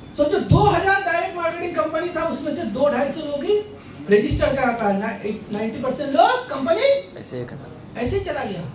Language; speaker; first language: Hindi; non-native, local second language; Bangla